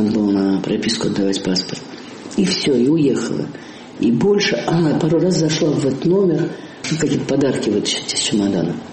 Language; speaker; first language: Russian; native; Russian